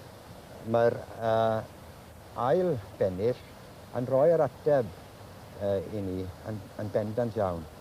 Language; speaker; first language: Welsh; native; Welsh